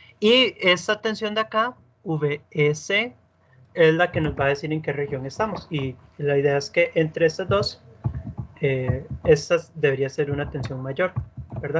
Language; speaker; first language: Spanish; native; Spanish